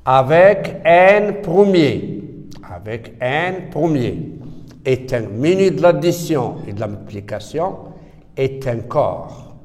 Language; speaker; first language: French; non-native, local second language; Arabic